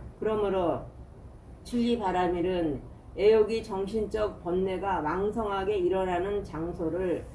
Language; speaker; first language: Korean; native; Korean